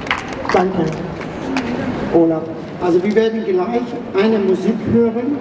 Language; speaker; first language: German; non-native, learner; Persian